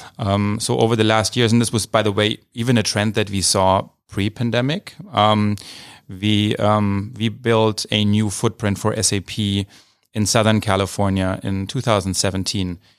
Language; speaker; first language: English; non-native, fluent; German